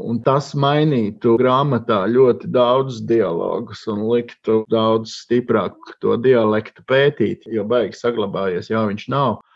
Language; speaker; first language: Latvian; native; Latvian